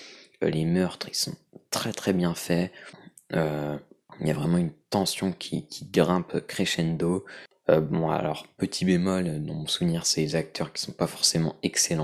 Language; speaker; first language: French; native; French